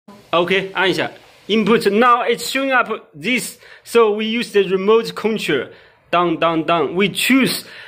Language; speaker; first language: English; non-native, learner; Chinese